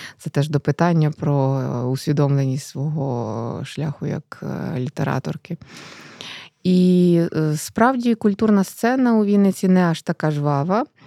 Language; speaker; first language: Ukrainian; native; Ukrainian